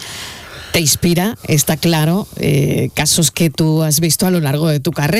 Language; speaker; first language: Spanish; native; Spanish